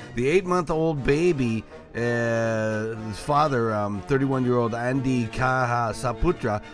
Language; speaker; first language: English; native; English